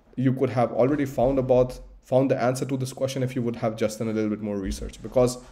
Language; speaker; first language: English; non-native, local second language; Hindi